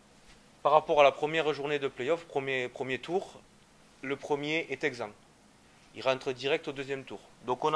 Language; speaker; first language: French; native; French